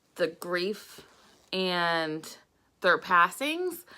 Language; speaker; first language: English; native; English